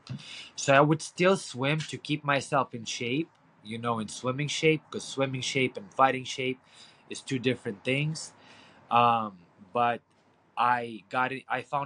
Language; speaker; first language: English; non-native, fluent; Ukrainian